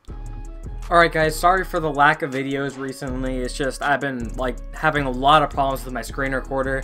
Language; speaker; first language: English; native; English